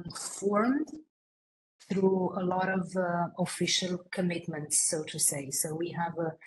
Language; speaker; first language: English; non-native, fluent; Romanian